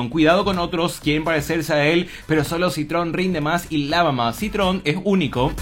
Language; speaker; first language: Spanish; native; Spanish